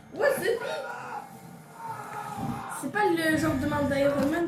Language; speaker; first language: French; native; French